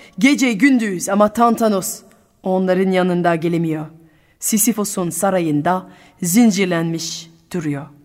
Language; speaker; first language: Turkish; non-native, fluent; French